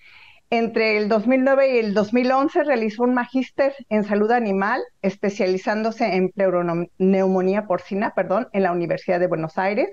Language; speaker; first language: Spanish; native; Spanish